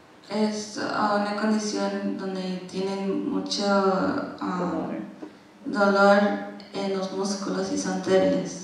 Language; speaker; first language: Spanish; non-native, learner; English